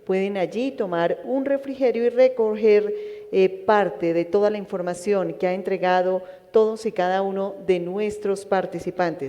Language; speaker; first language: Spanish; native; Spanish